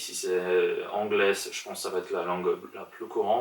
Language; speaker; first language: French; non-native, fluent; Polish